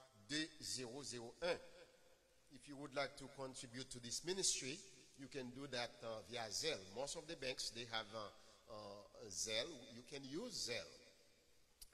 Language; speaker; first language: English; non-native, fluent; Haitian Creole